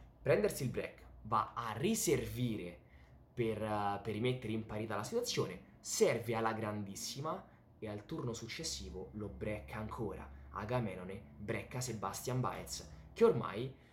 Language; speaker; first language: Italian; native; Italian